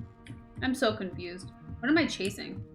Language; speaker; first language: English; native; English